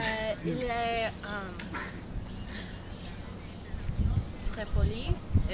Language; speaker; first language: French; non-native, learner; English